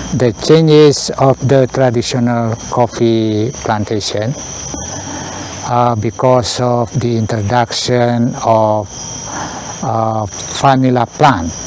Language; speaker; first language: English; non-native, learner; Indonesian